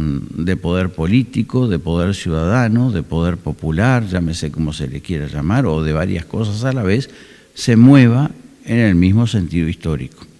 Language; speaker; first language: Spanish; native; Spanish